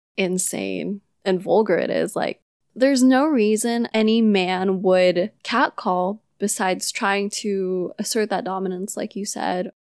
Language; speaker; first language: English; non-native, local second language; Filipino